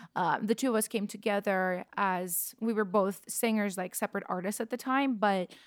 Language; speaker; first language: English; non-native, fluent; Russian